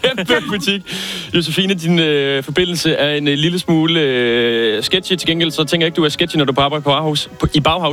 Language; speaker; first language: Danish; native; Danish